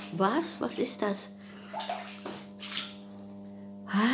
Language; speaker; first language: German; non-native, learner; Filipino